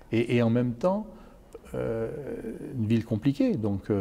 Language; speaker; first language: French; native; French